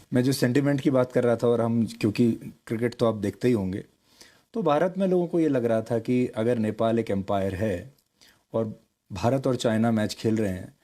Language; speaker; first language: Hindi; native; Hindi